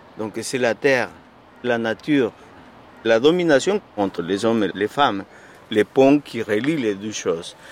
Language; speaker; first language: French; non-native, fluent; Spanish